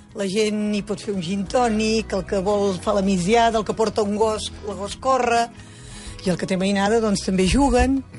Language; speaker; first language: Catalan; native; Catalan